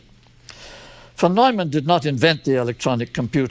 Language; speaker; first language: English; native; English